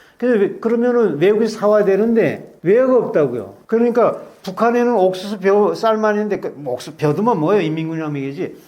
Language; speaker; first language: Korean; native; Korean